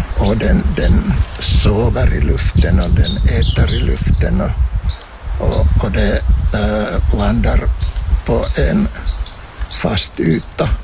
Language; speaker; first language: Swedish; non-native, local second language; Finnish